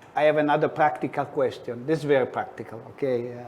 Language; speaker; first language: English; non-native, fluent; Italian